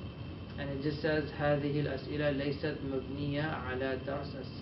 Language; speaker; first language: Arabic; non-native, fluent; English